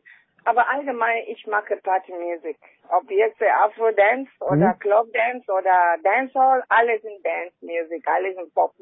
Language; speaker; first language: German; non-native, fluent; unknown